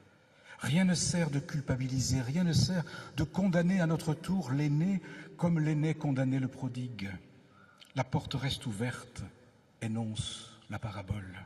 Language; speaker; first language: French; native; French